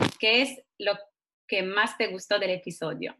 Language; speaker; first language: Spanish; non-native, fluent; Italian